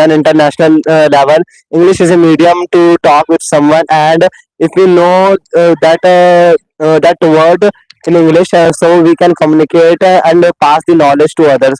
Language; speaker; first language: English; non-native, learner; Hindi